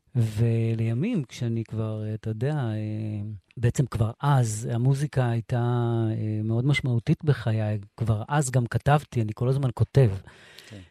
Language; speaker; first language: Hebrew; native; Hebrew